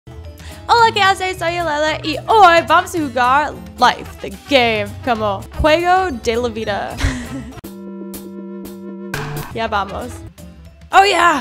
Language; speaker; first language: Spanish; non-native, learner; English